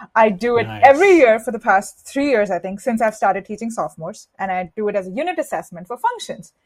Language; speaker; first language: English; non-native, local second language; Hindi